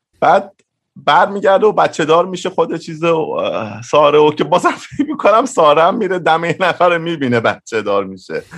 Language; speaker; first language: Persian; native; Persian